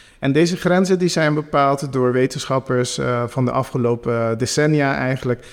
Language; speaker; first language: Dutch; non-native, local second language; Papiamento